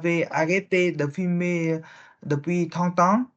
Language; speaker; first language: French; non-native, learner; Vietnamese